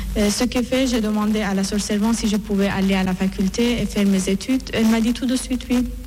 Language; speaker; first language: French; non-native, fluent; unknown